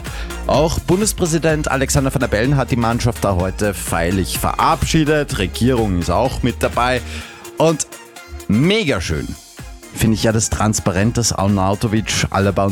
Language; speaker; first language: German; native; German